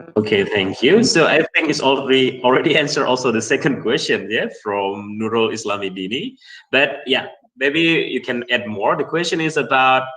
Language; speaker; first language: English; non-native, fluent; Indonesian